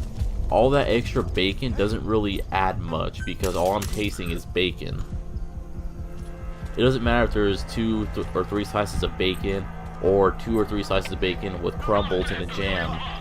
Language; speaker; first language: English; native; English